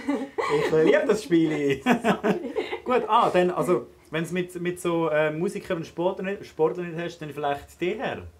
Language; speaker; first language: German; native; German